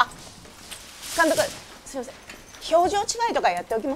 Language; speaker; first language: Japanese; native; Japanese